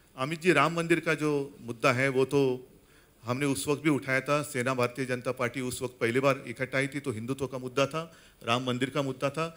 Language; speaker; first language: Hindi; non-native, local second language; Marathi